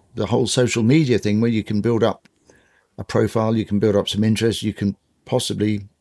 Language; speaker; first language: English; native; English